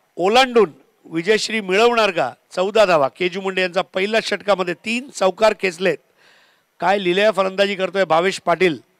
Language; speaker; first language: Marathi; native; Marathi